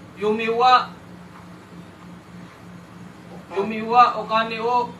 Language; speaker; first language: Japanese; non-native, learner; Iloko